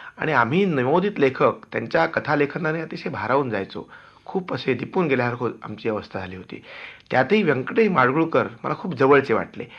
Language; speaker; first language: Marathi; native; Marathi